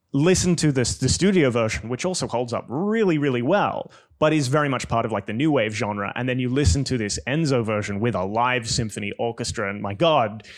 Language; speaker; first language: English; native; English